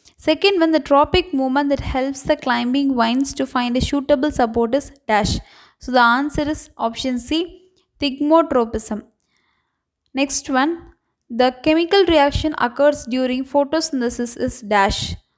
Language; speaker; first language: English; non-native, local second language; Tamil